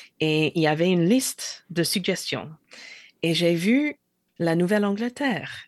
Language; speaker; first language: French; non-native, fluent; English